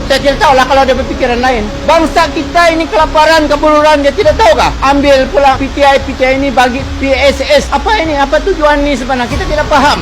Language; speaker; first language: Malay; non-native, local second language; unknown